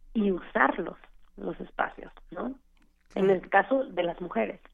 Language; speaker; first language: Spanish; native; Spanish